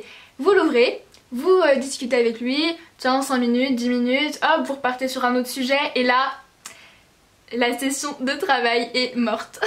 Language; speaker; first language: French; native; French